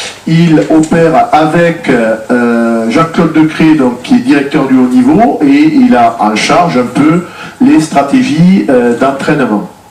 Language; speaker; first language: French; native; French